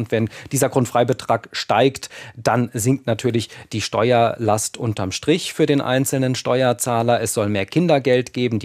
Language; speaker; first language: German; native; German